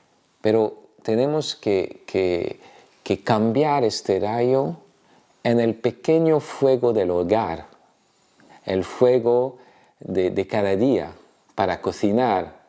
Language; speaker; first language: Spanish; non-native, fluent; French